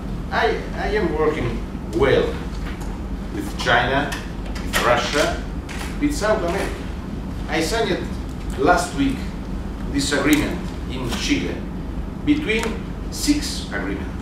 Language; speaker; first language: English; non-native, learner; Italian